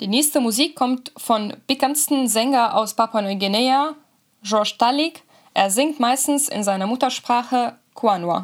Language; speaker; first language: German; native; German